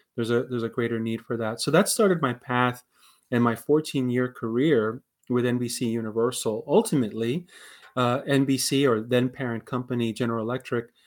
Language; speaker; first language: English; early bilingual, other home language; Spanish